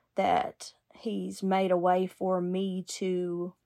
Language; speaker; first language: English; native; English